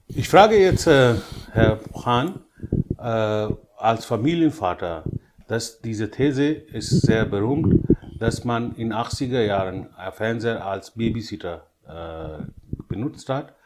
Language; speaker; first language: German; non-native, learner; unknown